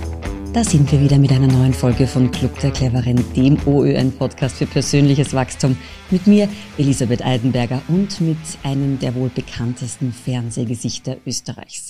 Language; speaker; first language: German; native; German